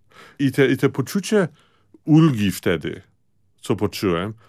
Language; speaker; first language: Polish; early bilingual, heritage; Polish